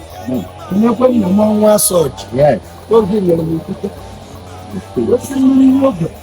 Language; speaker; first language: Igbo; native; Igbo